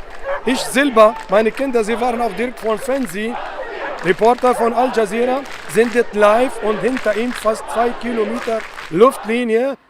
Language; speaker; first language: German; non-native, fluent; Arabic